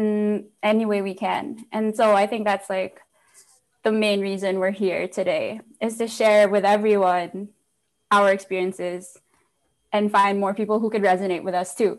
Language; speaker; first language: English; non-native, local second language; Filipino